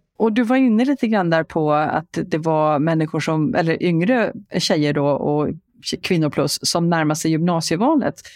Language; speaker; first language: Swedish; native; Swedish